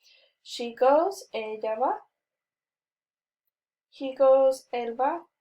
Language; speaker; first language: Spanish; non-native, fluent; English